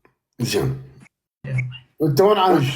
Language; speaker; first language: Arabic; native; Arabic